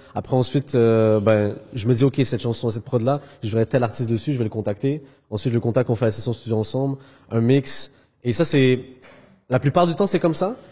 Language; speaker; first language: French; early bilingual, other home language; Arabic